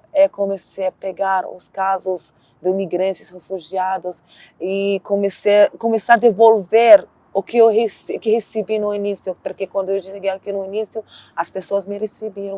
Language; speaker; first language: Portuguese; non-native, learner; Arabic